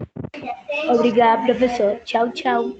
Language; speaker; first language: Portuguese; non-native, learner; Spanish